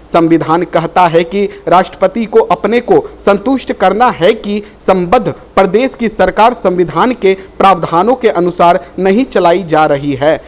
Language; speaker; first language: Hindi; native; Hindi